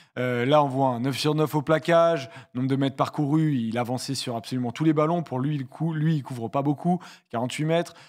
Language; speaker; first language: French; native; French